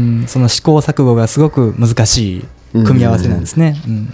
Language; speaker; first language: Japanese; native; Japanese